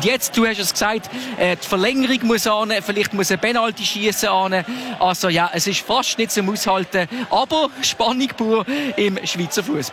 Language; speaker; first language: German; native; German